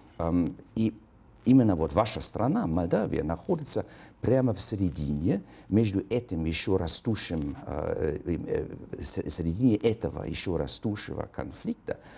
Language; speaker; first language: Russian; non-native, fluent; German